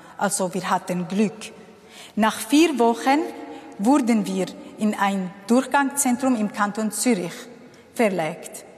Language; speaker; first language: German; non-native, fluent; Kurdish